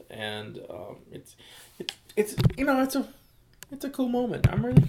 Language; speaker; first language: English; native; English